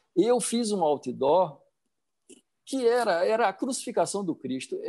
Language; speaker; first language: Portuguese; native; Portuguese